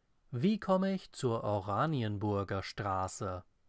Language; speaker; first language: German; non-native, fluent; English